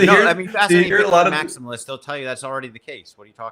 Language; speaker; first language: English; native; English